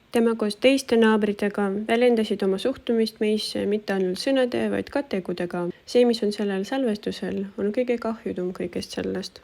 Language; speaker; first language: Estonian; non-native, local second language; Russian